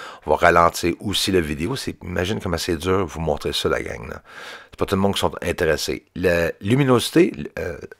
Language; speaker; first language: French; native; French